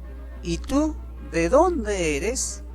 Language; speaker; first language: Spanish; non-native, local second language; Quechua